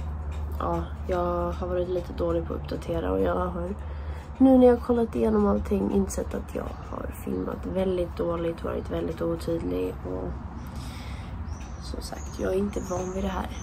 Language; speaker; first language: Swedish; native; Swedish